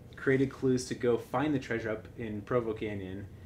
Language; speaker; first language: English; native; English